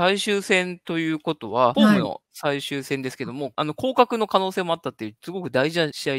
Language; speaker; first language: Japanese; native; Japanese